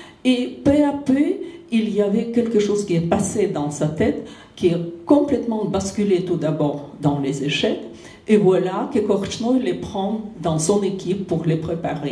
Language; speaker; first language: French; non-native, fluent; Russian